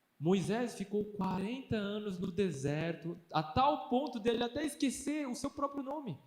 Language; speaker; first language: Portuguese; early bilingual, other home language; Korean